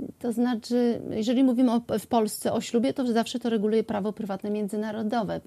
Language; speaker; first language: Polish; native; Polish